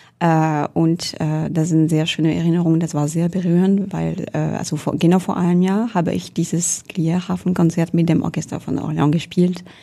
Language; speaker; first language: German; non-native, fluent; French